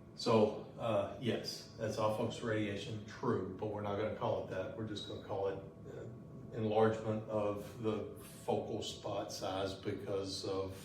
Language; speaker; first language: English; native; English